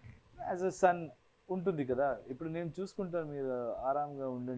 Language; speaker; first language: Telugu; non-native, fluent; Kannada